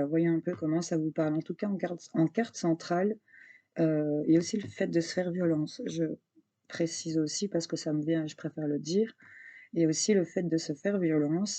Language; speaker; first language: French; native; French